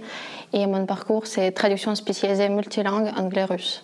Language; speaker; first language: French; non-native, fluent; Russian